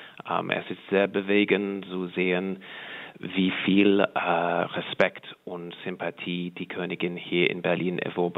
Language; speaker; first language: German; non-native, fluent; English